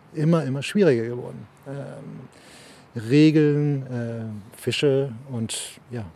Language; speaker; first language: German; early bilingual, heritage; German